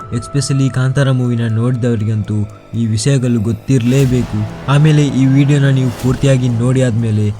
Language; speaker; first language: Kannada; non-native, local second language; Tulu